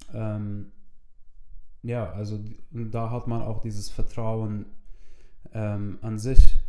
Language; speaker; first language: German; non-native, fluent; Arabic